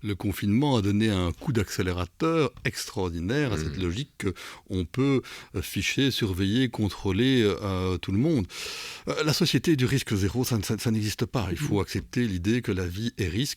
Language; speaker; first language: French; native; French